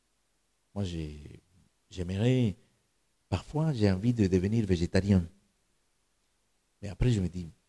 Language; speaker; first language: French; non-native, fluent; Spanish